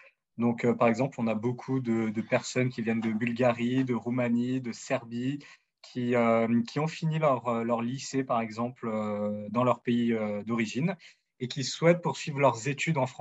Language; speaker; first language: French; native; French